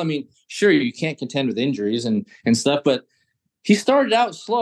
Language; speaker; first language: English; native; English